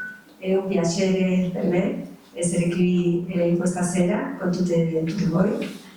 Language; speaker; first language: Italian; non-native, learner; Spanish